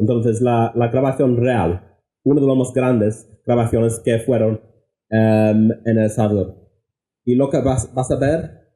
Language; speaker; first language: Spanish; non-native, fluent; English